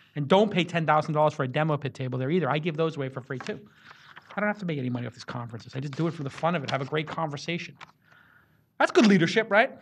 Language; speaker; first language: English; native; English